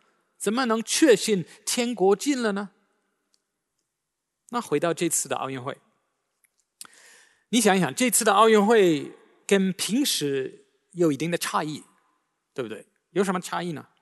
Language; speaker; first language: Chinese; native; Chinese